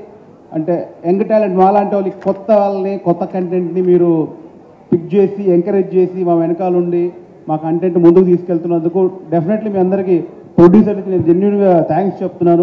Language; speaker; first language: Telugu; native; Telugu